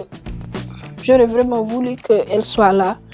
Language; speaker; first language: French; non-native, local second language; Wolof